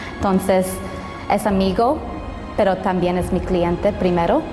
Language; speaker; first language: Spanish; early bilingual, heritage; Spanish